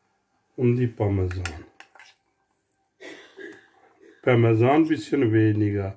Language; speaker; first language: German; non-native, learner; Urdu